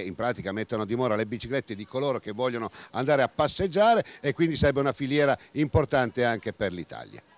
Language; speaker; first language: Italian; native; Italian